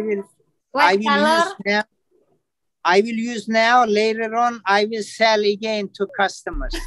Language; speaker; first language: English; non-native, learner; Turkish